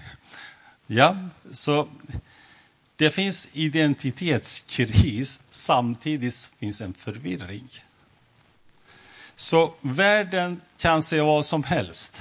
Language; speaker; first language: Swedish; non-native, fluent; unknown